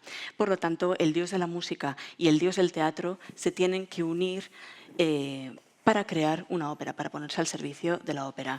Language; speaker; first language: Spanish; native; Spanish